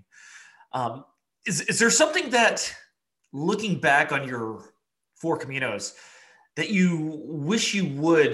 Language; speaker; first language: English; native; English